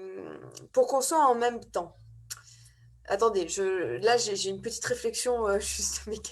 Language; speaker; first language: French; native; French